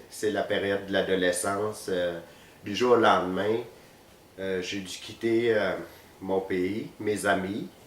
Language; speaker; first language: French; non-native, fluent; Vietnamese